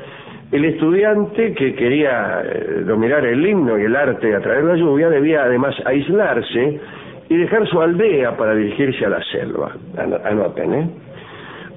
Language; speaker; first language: Spanish; native; Spanish